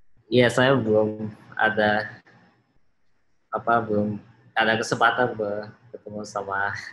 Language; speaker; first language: Indonesian; early bilingual, heritage; Indonesian